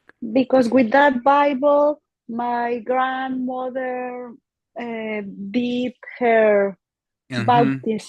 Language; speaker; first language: English; non-native, learner; Spanish